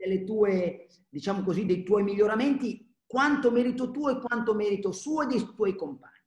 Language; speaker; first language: Italian; native; Italian